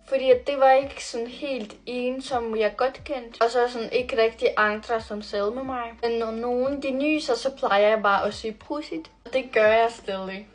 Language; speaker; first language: Danish; non-native, fluent; Ukrainian